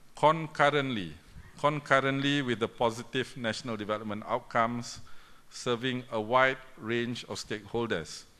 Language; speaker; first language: English; non-native, local second language; Malay